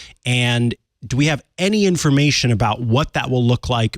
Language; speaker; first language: English; native; English